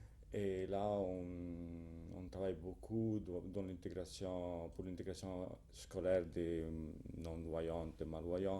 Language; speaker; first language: French; non-native, fluent; Italian